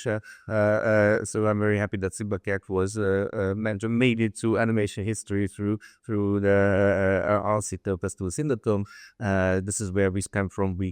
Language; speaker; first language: English; non-native, fluent; Hungarian